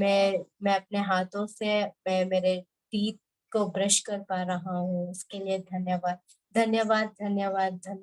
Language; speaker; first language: Hindi; native; Hindi